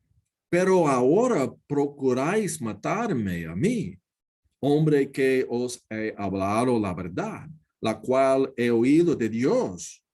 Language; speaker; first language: Spanish; non-native, learner; English